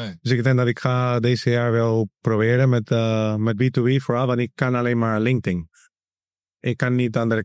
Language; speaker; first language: Dutch; non-native, learner; Spanish